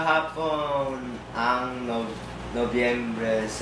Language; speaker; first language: Filipino; non-native, learner; Korean